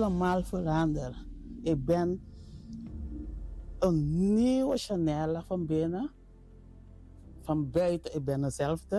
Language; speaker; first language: Dutch; non-native, learner; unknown